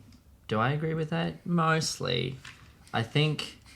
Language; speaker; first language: English; native; English